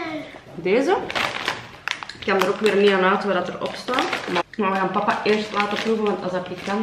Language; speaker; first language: Dutch; native; Dutch